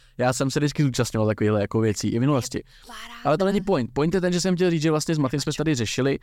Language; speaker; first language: Czech; native; Czech